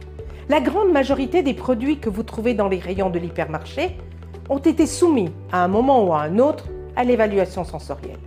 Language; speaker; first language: French; native; French